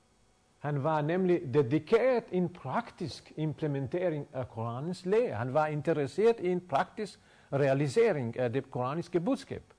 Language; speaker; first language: Danish; non-native, fluent; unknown